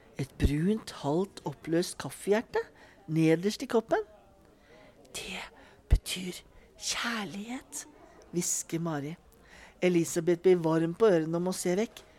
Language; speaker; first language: Norwegian; native; Norwegian